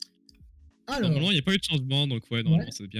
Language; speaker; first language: French; native; French